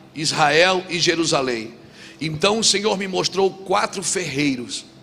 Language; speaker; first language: Portuguese; native; Portuguese